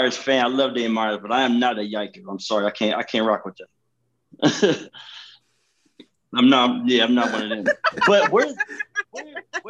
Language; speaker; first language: English; native; English